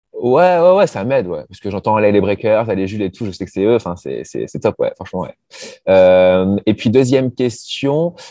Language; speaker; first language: French; native; French